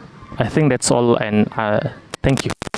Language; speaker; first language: English; non-native, learner; Indonesian